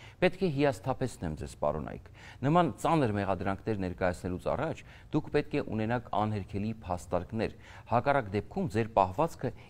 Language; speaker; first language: Armenian; native; Armenian